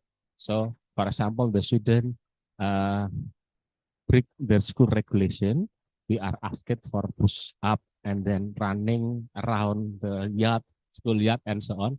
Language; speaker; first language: English; non-native, learner; Indonesian